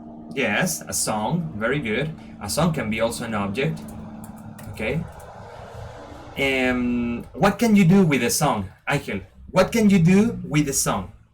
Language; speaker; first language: English; non-native, fluent; Spanish